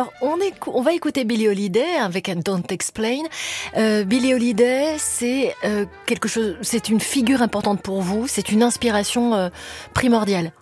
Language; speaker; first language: French; native; French